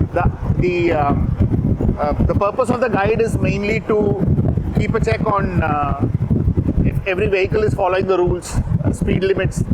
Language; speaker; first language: English; non-native, local second language; Malayalam